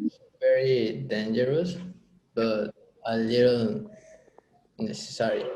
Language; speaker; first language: English; non-native, learner; Spanish